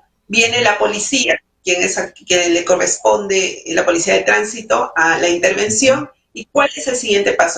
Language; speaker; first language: Spanish; native; Spanish